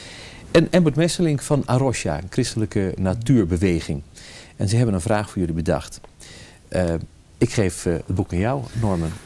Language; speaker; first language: Dutch; native; Dutch